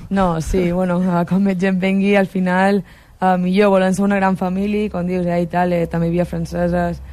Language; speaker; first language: Catalan; native; Catalan